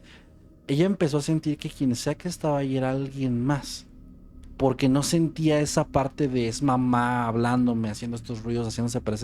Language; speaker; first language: Spanish; native; Spanish